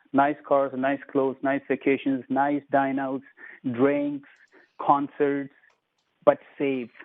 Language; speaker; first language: English; non-native, local second language; Punjabi